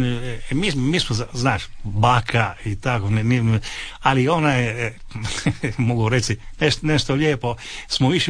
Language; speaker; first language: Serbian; non-native, fluent; Italian